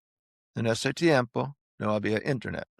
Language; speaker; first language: Spanish; non-native, fluent; English